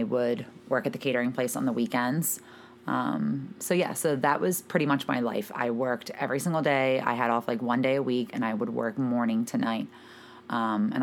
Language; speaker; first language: English; native; English